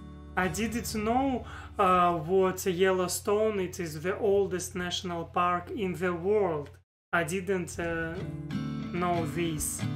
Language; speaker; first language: English; non-native, learner; Russian